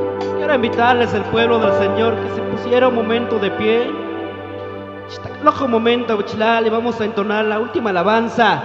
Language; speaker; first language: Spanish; non-native, local second language; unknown